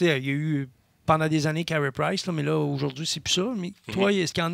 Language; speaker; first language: French; native; French